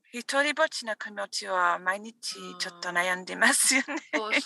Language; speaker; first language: Japanese; non-native, learner; English